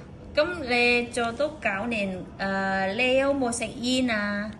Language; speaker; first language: Cantonese; native; Cantonese